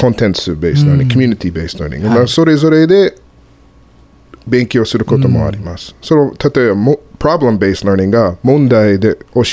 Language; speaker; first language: Japanese; non-native, fluent; English